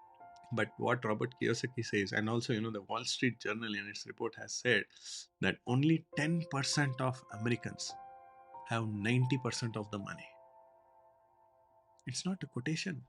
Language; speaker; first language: English; non-native, local second language; Hindi